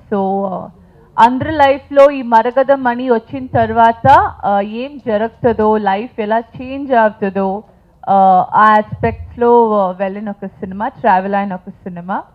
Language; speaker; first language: Telugu; non-native, fluent; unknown